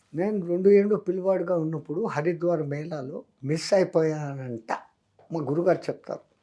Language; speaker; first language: Telugu; non-native, local second language; Hindi